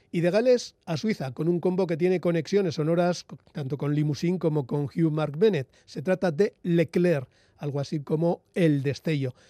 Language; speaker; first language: Spanish; native; Spanish